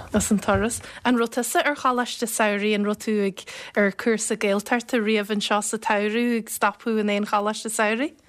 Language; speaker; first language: Irish; native; Irish